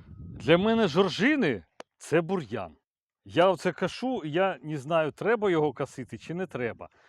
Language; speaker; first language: Ukrainian; native; Ukrainian